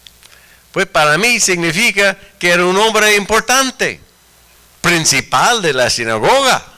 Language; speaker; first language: Spanish; non-native, fluent; English